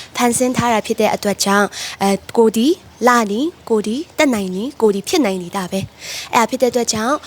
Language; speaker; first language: Burmese; native; Burmese